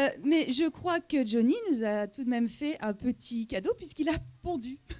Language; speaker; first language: French; native; French